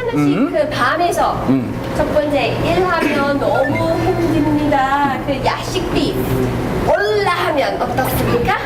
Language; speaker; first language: Korean; non-native, learner; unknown